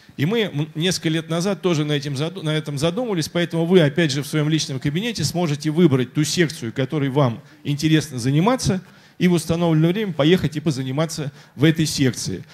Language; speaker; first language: Russian; native; Russian